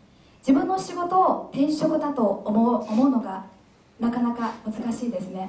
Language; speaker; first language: Japanese; non-native, fluent; Chinese